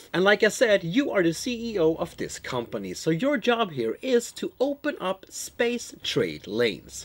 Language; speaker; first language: English; non-native, fluent; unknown